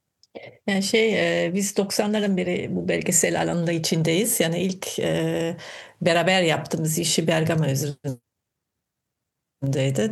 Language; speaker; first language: Turkish; non-native, fluent; German